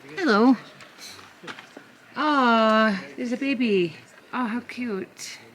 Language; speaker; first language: English; native; English